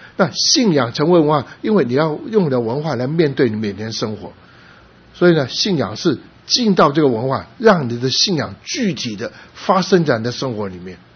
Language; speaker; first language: Chinese; early bilingual, other home language; Cantonese